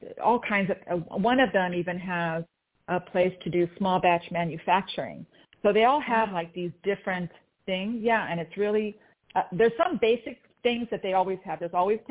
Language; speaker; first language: English; native; English